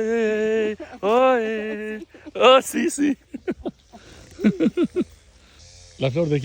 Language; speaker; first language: Spanish; non-native, learner; Albanian